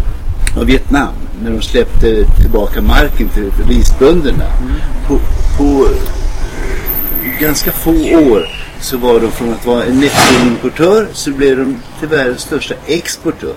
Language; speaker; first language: Swedish; native; Swedish